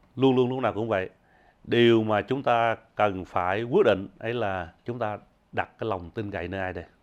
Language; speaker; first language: Vietnamese; early bilingual, heritage; Vietnamese